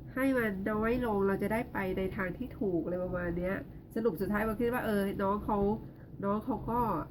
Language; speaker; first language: Thai; native; Thai